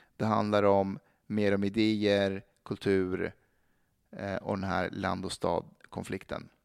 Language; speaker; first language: Swedish; early bilingual, other home language; Persian